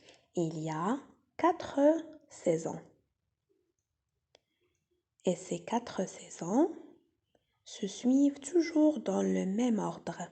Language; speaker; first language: French; non-native, local second language; Arabic